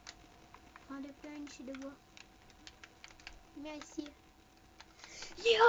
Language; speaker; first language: French; native; French